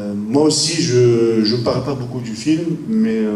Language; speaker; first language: French; non-native, local second language; Arabic